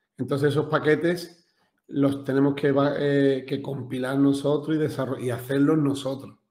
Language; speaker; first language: Spanish; native; Spanish